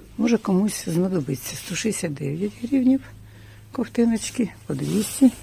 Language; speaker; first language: Ukrainian; non-native, local second language; Russian